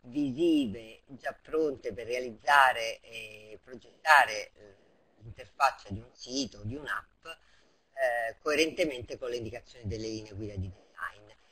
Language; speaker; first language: Italian; native; Italian